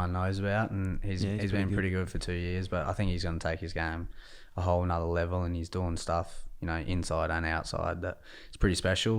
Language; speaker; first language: English; native; English